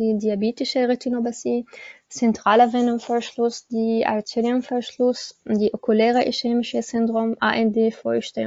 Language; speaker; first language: German; non-native, learner; Arabic